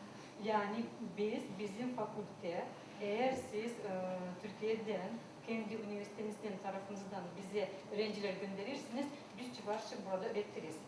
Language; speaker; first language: Turkish; non-native, fluent; Chuvash